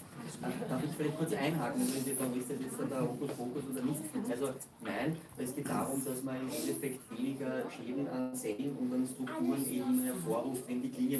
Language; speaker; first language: German; native; German